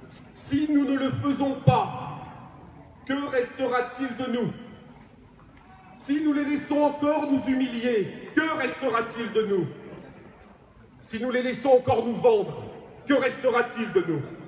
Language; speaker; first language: French; native; French